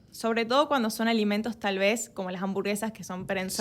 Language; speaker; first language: Spanish; native; Spanish